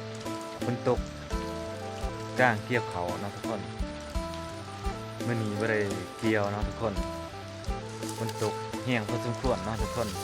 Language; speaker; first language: Thai; non-native, local second language; Northeastern Thai